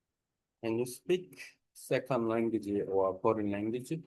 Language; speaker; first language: English; non-native, learner; Korean